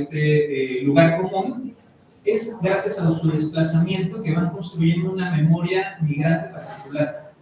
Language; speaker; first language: Spanish; native; Spanish